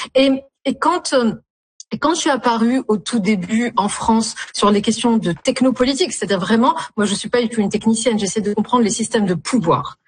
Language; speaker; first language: French; non-native, local second language; Arabic